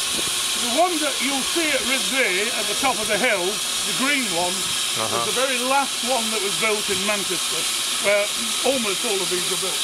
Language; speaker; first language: English; native; English